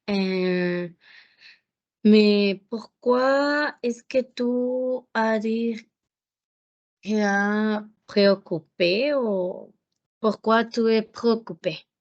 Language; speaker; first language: French; non-native, learner; Spanish